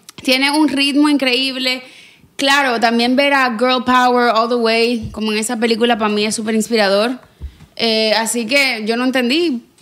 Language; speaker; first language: Spanish; native; Spanish